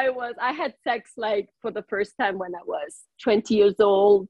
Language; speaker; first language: English; non-native, fluent; German